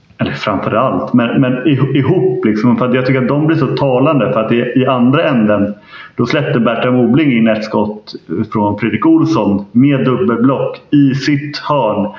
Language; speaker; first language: Swedish; native; Swedish